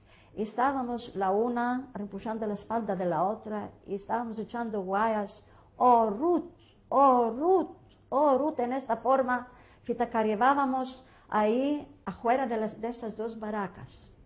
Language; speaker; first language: Spanish; early bilingual, heritage; Ladino